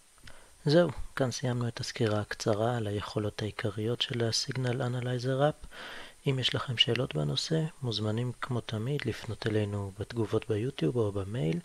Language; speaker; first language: Hebrew; native; Hebrew